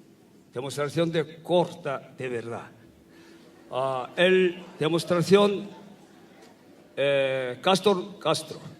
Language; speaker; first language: Spanish; non-native, learner; Korean